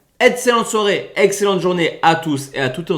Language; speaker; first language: French; native; French